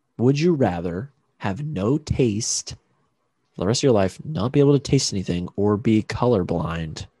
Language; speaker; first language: English; native; English